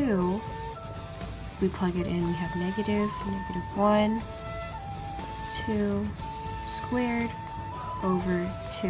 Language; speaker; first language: English; native; English